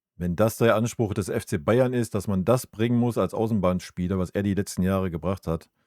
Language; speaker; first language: German; native; German